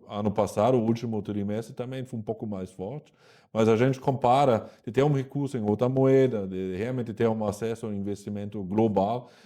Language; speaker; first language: Portuguese; non-native, fluent; German